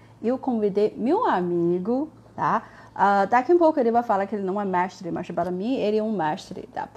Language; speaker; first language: Portuguese; non-native, fluent; Chinese